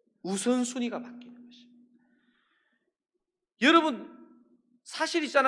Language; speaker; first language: Korean; native; Korean